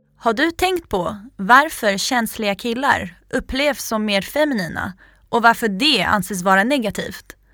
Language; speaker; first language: Swedish; native; Swedish